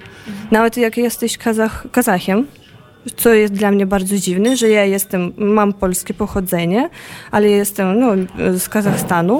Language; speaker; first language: Polish; non-native, fluent; Russian